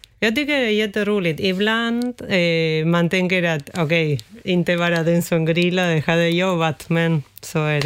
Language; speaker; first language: Swedish; non-native, fluent; Spanish